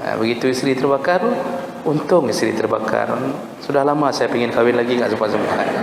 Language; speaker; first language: Malay; non-native, local second language; Achinese